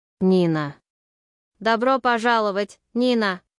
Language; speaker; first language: Russian; non-native, learner; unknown